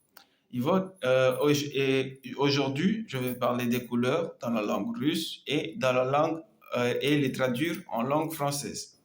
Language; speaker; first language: French; non-native, local second language; Comorian